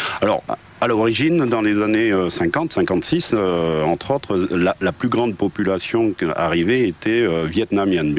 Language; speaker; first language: French; native; French